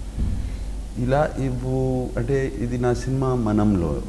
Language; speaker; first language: Telugu; native; Telugu